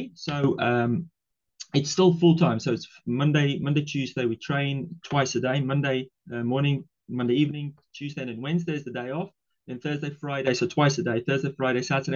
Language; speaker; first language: English; non-native, local second language; Afrikaans